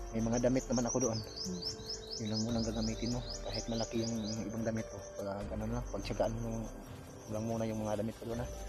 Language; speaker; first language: Filipino; non-native, local second language; Cebuano